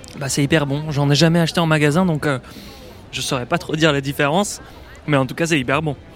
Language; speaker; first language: French; native; French